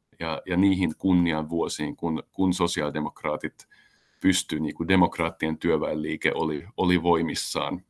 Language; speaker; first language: Finnish; native; Finnish